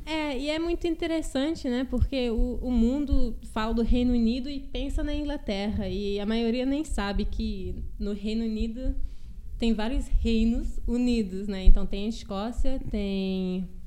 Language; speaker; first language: Portuguese; early bilingual, heritage; Portuguese